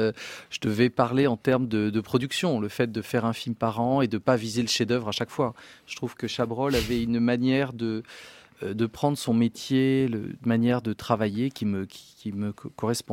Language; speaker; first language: French; native; French